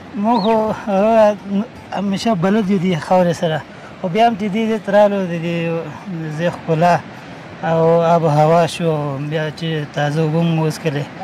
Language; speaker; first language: Pashto; non-native, local second language; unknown